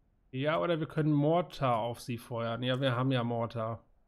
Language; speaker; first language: German; native; German